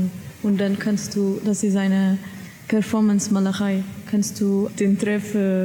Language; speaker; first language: German; non-native, learner; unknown